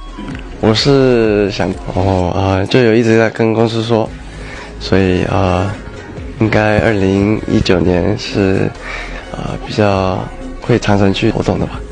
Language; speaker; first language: Chinese; early bilingual, heritage; Chinese